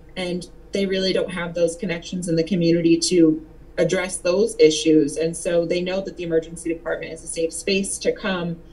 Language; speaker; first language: English; native; English